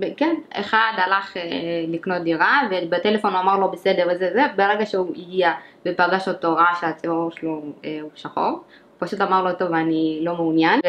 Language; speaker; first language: Hebrew; early bilingual, other home language; Amharic